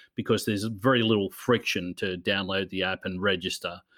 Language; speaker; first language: English; native; English